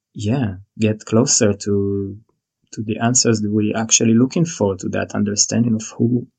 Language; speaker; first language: English; non-native, fluent; Hebrew